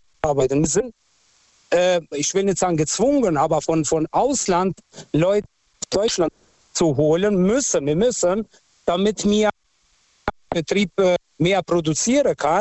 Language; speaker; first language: German; non-native, fluent; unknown